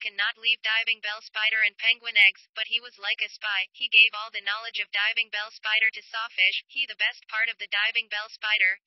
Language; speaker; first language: English; non-native, fluent; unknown